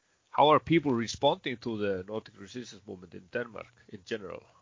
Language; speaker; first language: English; non-native, fluent; Icelandic